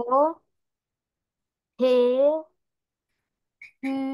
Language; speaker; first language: Russian; native; Russian